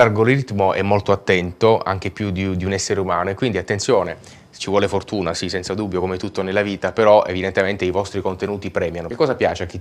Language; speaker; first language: Italian; native; Italian